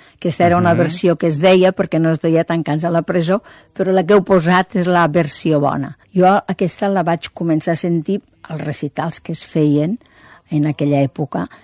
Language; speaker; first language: Catalan; native; Catalan